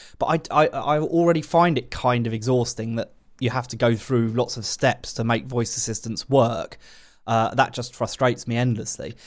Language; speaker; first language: English; native; English